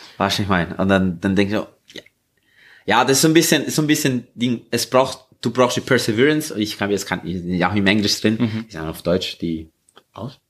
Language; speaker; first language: German; native; German